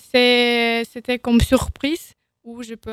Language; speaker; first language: French; non-native, learner; Ukrainian